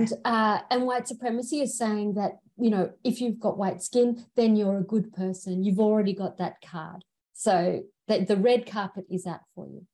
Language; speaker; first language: English; native; English